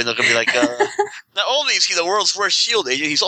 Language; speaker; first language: English; non-native, local second language; Filipino